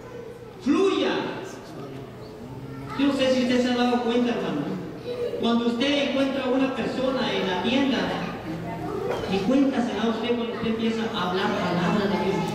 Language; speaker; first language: Spanish; native; Spanish